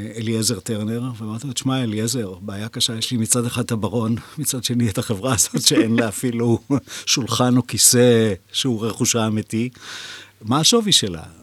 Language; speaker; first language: Hebrew; native; Hebrew